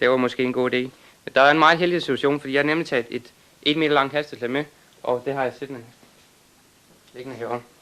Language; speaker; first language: Danish; native; Danish